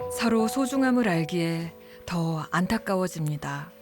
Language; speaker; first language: Korean; native; Korean